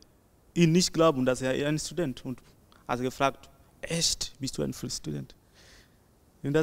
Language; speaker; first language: German; non-native, learner; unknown